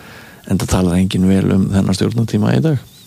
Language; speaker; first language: Icelandic; native; Icelandic